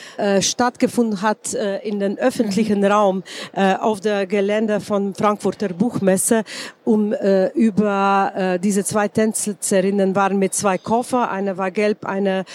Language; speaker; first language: German; non-native, fluent; Slovenian